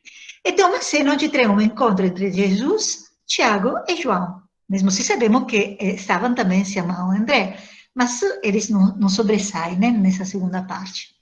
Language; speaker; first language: Portuguese; non-native, fluent; Italian